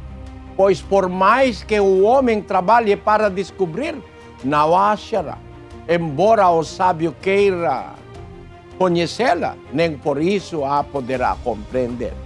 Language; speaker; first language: Portuguese; non-native, learner; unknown